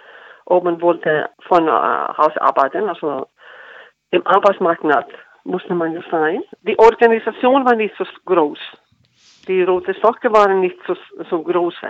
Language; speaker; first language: German; non-native, fluent; Icelandic